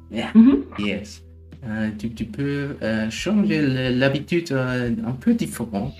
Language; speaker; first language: French; non-native, learner; German